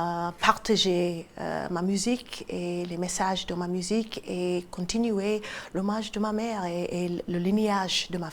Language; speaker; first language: French; non-native, learner; English